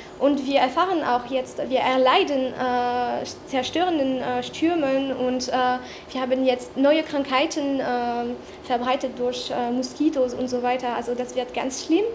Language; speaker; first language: German; non-native, fluent; French